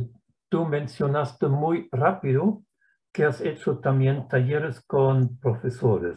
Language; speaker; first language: Spanish; non-native, fluent; German